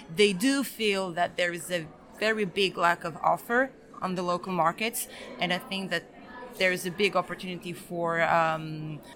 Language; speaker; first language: English; early bilingual, other home language; Serbian